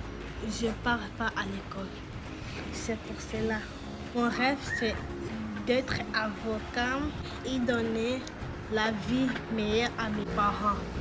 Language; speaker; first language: French; non-native, learner; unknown